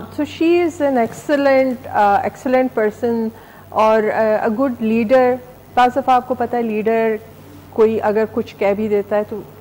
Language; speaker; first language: Urdu; native; Urdu